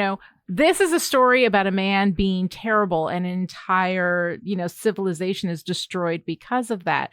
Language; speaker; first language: English; native; English